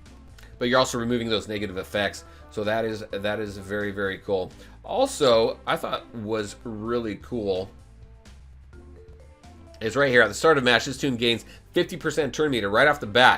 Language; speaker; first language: English; native; English